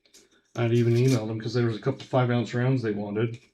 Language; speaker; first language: English; native; English